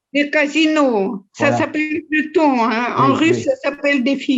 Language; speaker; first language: French; non-native, fluent; Russian